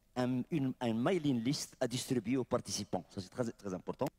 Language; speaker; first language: French; non-native, local second language; Arabic